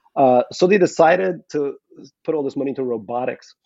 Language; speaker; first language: English; non-native, fluent; Russian